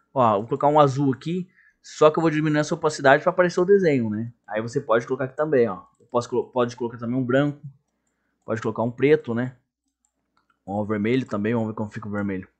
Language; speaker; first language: Portuguese; native; Portuguese